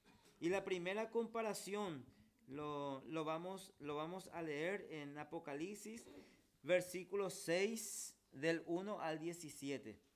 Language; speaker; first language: Spanish; native; Spanish